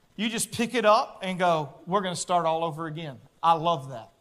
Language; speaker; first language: English; native; English